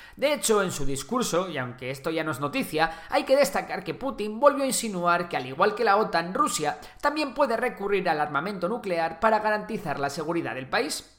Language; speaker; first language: Spanish; native; Spanish